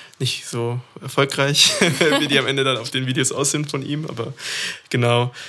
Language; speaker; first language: German; early bilingual, other home language; Persian